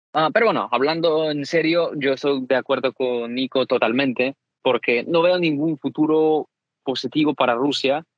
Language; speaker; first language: Spanish; non-native, fluent; Ukrainian